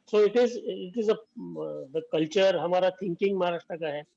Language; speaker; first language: Hindi; non-native, local second language; Marathi